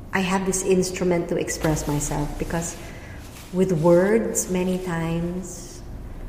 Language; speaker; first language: English; native; English